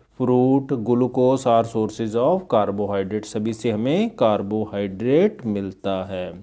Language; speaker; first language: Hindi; non-native, local second language; Punjabi